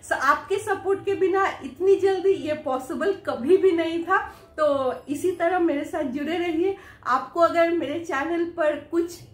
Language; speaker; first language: Hindi; non-native, local second language; Bangla